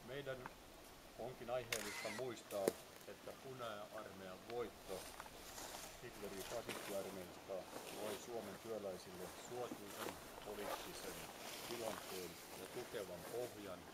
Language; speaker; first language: Finnish; native; Finnish